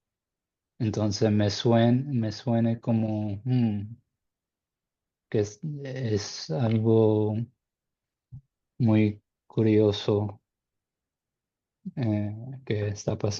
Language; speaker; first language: Spanish; non-native, learner; English